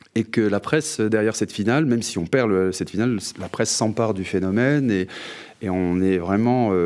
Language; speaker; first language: French; native; French